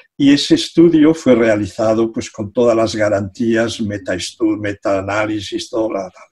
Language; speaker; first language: Spanish; non-native, local second language; Catalan